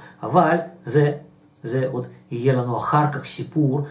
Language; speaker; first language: Hebrew; non-native, fluent; Russian